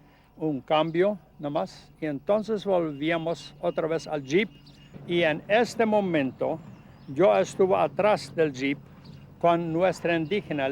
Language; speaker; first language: Spanish; non-native, learner; Plautdietsch